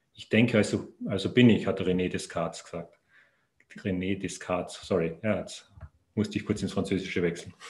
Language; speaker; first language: German; native; German